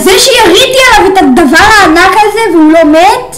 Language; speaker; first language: Hebrew; native; Hebrew